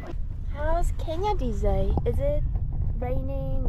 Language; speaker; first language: English; non-native, fluent; Korean